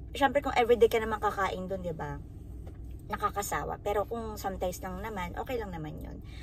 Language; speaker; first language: Filipino; native; Filipino